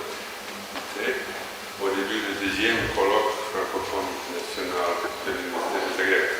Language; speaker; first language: French; non-native, fluent; Croatian